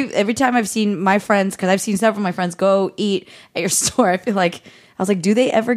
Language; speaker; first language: English; native; English